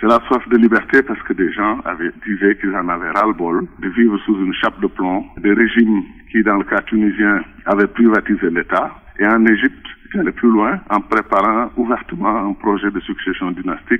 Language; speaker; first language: French; non-native, local second language; Wolof